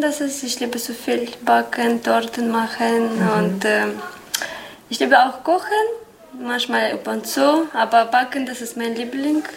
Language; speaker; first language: German; non-native, learner; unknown